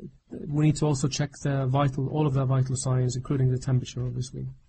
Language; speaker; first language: English; non-native, fluent; Arabic